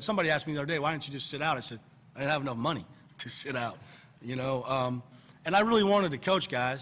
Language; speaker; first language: English; native; English